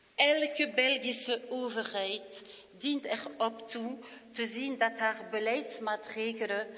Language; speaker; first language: Dutch; non-native, local second language; French